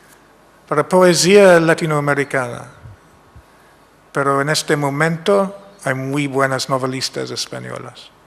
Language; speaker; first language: Spanish; non-native, fluent; English